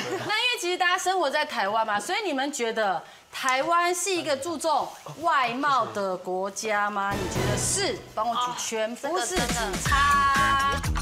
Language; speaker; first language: Chinese; native; Chinese